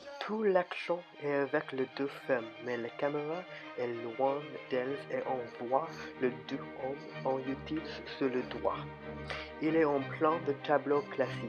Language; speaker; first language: French; non-native, learner; English